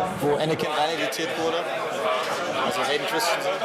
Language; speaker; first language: German; native; German